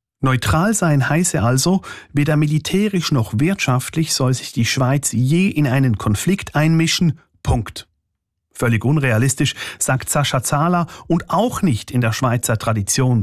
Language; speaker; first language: German; native; German